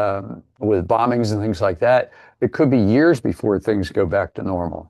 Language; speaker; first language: English; native; English